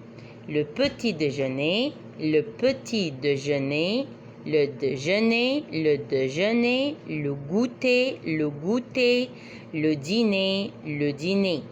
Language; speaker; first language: French; non-native, fluent; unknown